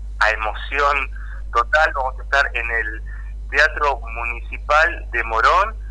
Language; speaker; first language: Spanish; native; Spanish